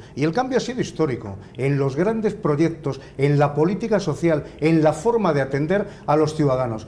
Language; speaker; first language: Spanish; native; Spanish